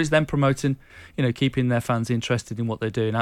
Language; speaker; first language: English; native; English